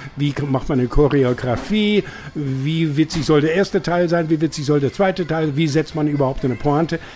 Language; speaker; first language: German; non-native, fluent; English